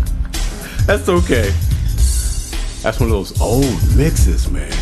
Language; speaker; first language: English; native; English